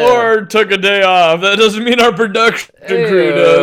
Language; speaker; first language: English; native; English